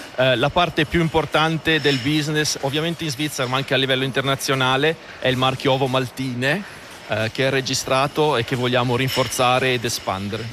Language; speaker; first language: Italian; native; Italian